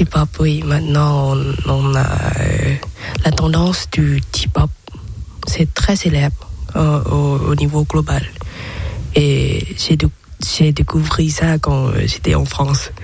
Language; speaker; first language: French; non-native, fluent; Thai